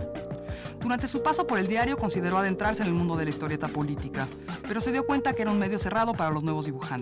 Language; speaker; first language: Spanish; native; Spanish